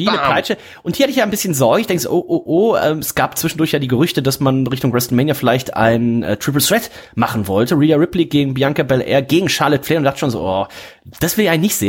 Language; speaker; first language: German; native; German